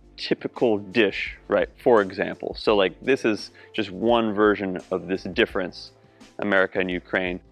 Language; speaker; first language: English; native; English